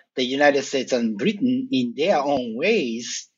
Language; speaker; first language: English; non-native, fluent; Japanese